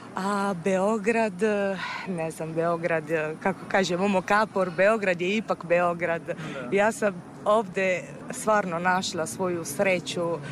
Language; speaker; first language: Serbian; non-native, fluent; Italian